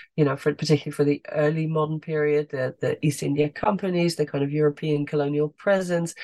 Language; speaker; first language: English; non-native, fluent; Dutch